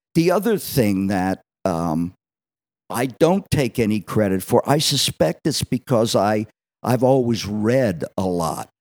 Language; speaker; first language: English; native; English